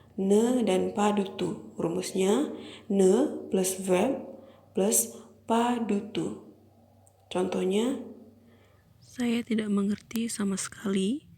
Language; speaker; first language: Indonesian; native; Indonesian